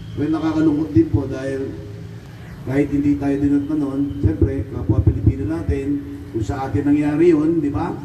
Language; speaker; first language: Filipino; native; Filipino